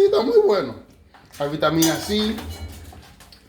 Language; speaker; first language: Spanish; non-native, learner; English